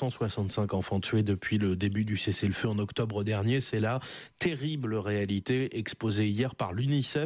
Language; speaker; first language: French; native; French